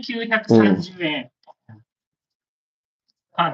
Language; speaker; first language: Japanese; native; Japanese